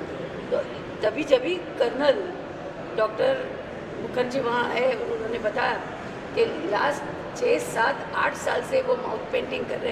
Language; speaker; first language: Hindi; native; Hindi